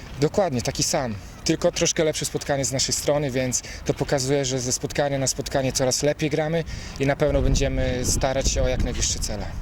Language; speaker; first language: Polish; native; Polish